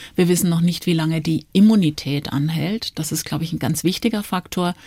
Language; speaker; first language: German; native; German